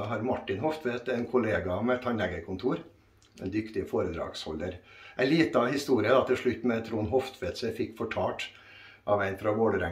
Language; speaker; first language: Norwegian; native; Norwegian